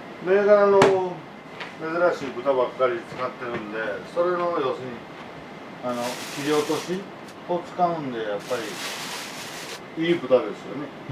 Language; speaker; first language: Japanese; native; Japanese